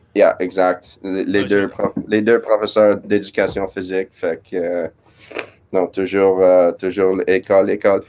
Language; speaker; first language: French; non-native, local second language; English